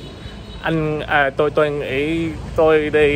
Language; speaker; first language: Vietnamese; non-native, learner; English